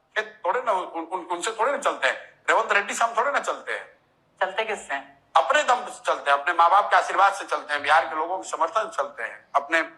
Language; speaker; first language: Hindi; native; Hindi